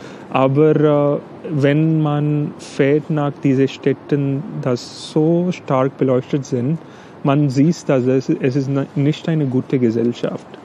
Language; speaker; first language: German; non-native, learner; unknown